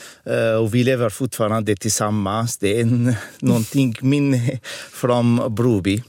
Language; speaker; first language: Swedish; non-native, fluent; Arabic